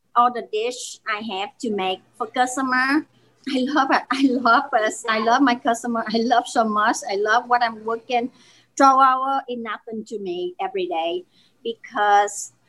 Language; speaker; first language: English; non-native, learner; Vietnamese